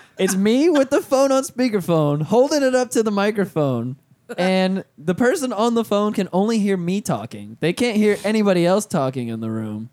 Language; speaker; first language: English; native; English